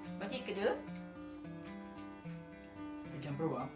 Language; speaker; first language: Swedish; non-native, learner; Thai